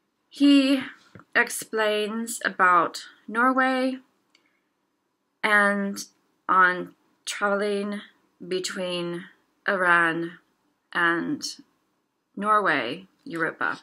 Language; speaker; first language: English; native; English